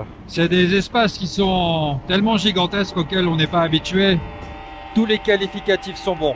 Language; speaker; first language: French; native; French